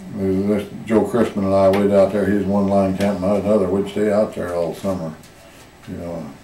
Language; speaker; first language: English; native; English